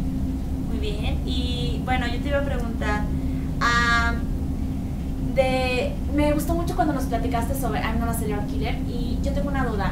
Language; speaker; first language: Spanish; native; Spanish